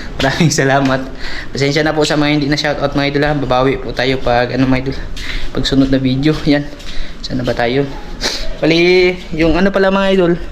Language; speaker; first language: Filipino; non-native, local second language; Cebuano